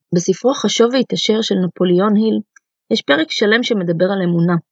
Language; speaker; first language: Hebrew; early bilingual, other home language; Russian